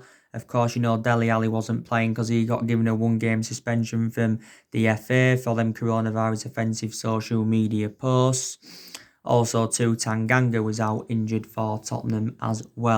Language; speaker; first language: English; native; English